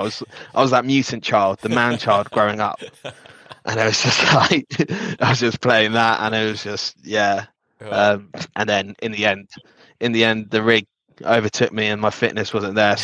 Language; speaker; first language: English; native; English